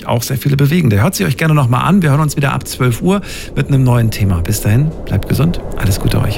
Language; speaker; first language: German; native; German